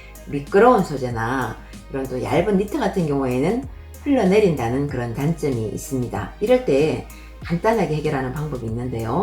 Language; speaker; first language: Korean; native; Korean